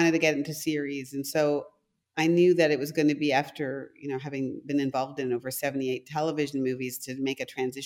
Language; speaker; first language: English; non-native, fluent; German